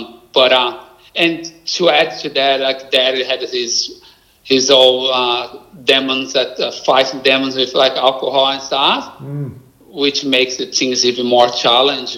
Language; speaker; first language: English; non-native, fluent; Portuguese